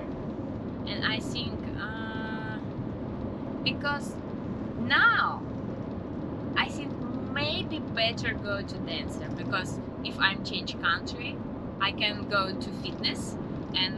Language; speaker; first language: English; non-native, learner; Russian